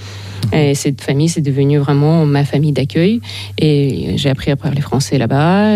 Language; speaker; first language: French; non-native, fluent; Ukrainian